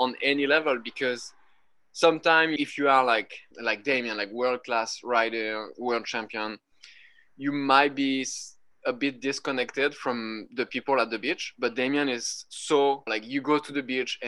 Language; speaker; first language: English; non-native, fluent; French